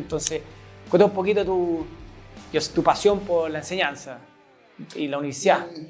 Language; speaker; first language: Spanish; native; Spanish